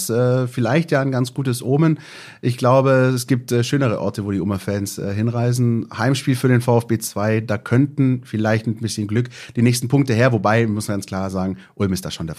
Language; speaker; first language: German; native; German